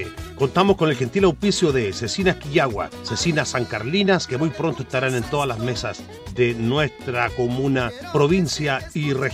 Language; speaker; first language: Spanish; native; Spanish